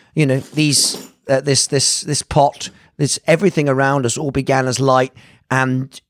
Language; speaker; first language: English; native; English